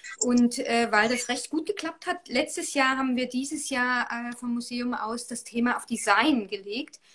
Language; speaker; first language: German; native; German